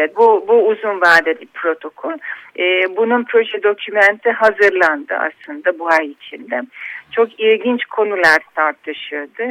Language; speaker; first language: Turkish; non-native, fluent; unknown